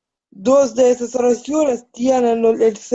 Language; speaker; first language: Spanish; non-native, learner; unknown